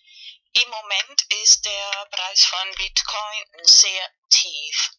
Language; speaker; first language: German; non-native, fluent; Spanish